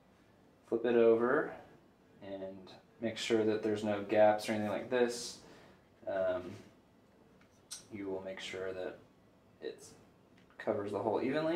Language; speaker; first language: English; native; English